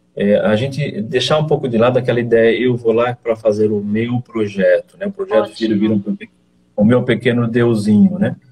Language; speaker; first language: Portuguese; native; Portuguese